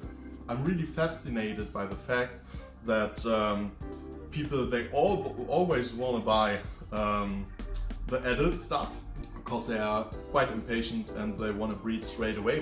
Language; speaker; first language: English; non-native, fluent; German